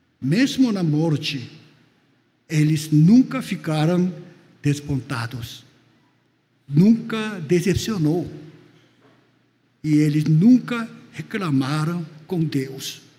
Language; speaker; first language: Portuguese; non-native, fluent; Korean